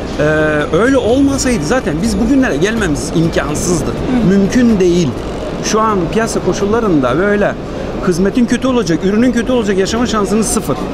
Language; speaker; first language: Turkish; early bilingual, heritage; Turkish